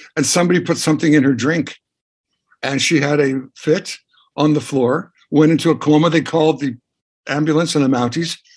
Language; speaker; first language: English; native; English